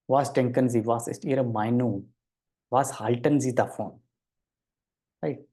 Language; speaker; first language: German; non-native, fluent; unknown